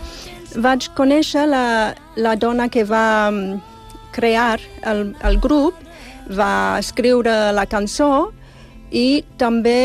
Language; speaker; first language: Catalan; non-native, fluent; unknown